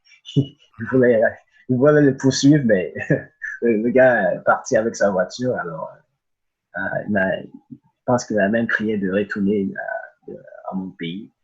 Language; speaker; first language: French; early bilingual, other home language; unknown